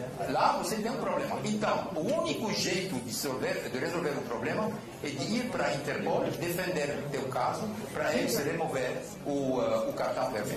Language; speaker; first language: Portuguese; non-native, fluent; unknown